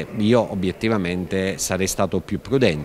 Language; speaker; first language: Italian; native; Italian